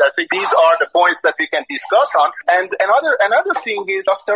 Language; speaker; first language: English; non-native, fluent; Persian